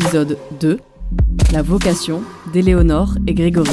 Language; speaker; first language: French; native; French